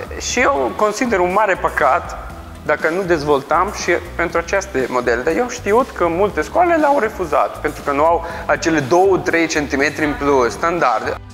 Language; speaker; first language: Romanian; non-native, fluent; Italian